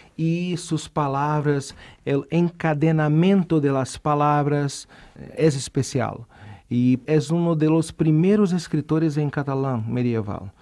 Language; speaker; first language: Spanish; non-native, fluent; Portuguese